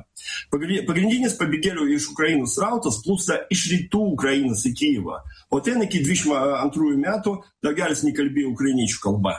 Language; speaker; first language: Lithuanian; non-native, local second language; Russian